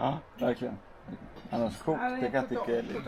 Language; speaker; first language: Swedish; native; Swedish